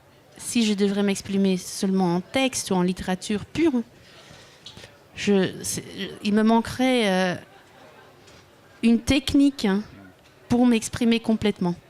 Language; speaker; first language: French; non-native, local second language; Dutch